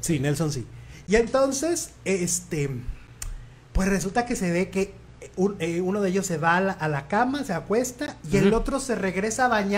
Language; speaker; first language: Spanish; native; Spanish